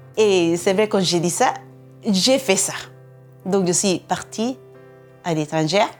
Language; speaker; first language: French; non-native, fluent; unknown